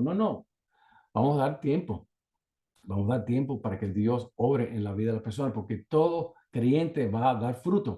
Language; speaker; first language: Spanish; native; Spanish